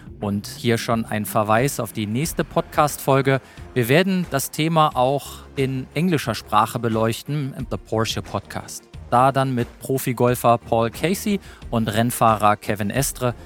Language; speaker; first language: German; native; German